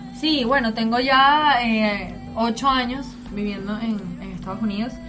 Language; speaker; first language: Spanish; native; Spanish